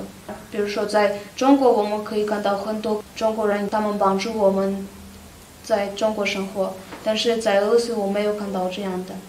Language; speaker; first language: Chinese; non-native, fluent; Russian